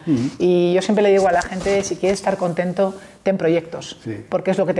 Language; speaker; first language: Spanish; native; Spanish